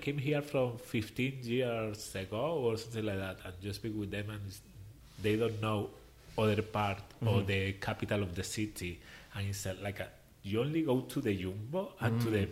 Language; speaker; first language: English; non-native, learner; Spanish